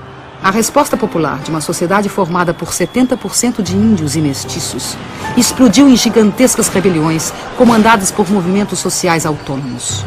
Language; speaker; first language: Portuguese; native; Portuguese